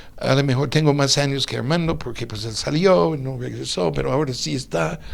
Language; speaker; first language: Spanish; non-native, fluent; English